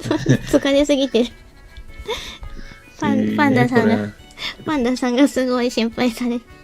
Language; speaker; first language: Japanese; native; Japanese